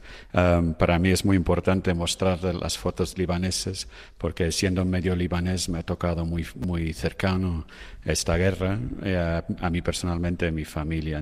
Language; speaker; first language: Spanish; non-native, fluent; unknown